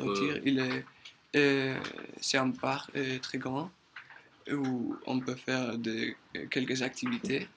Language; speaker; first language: French; non-native, learner; Spanish